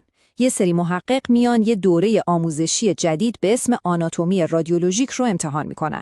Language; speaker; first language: Persian; native; Persian